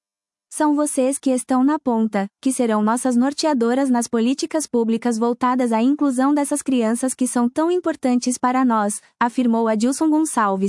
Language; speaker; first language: Portuguese; native; Portuguese